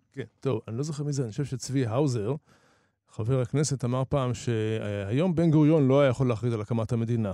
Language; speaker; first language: Hebrew; native; Hebrew